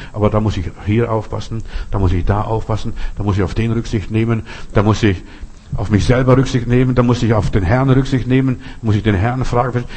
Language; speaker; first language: German; non-native, fluent; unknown